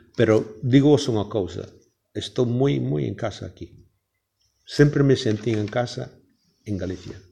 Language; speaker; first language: Galician; non-native, fluent; English